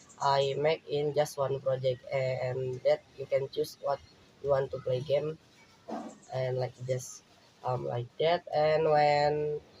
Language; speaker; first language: English; non-native, learner; Indonesian